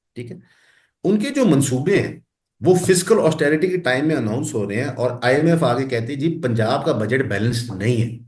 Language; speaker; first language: Urdu; non-native, local second language; Punjabi